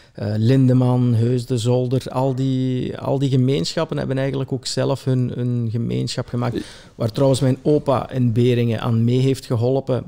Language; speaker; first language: Dutch; early bilingual, other home language; Italian